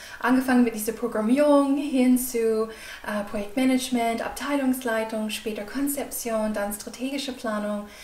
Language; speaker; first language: German; non-native, fluent; English